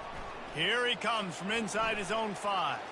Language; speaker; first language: English; native; English